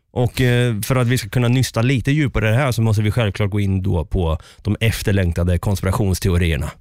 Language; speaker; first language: Swedish; native; Swedish